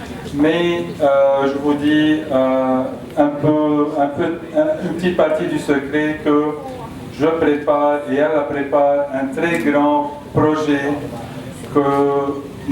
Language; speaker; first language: French; non-native, local second language; Arabic